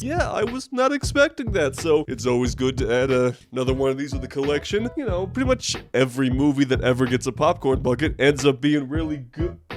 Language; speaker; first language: English; native; English